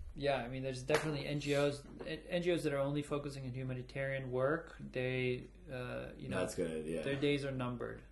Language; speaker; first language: English; early bilingual, other home language; German